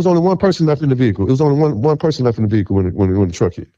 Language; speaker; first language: English; native; English